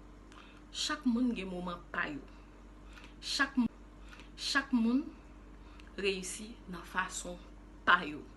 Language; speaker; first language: French; non-native, local second language; Haitian Creole